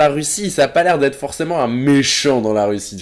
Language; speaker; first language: French; native; French